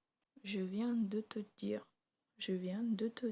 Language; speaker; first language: French; non-native, fluent; Tamil